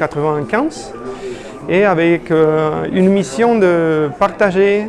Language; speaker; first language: French; non-native, fluent; Spanish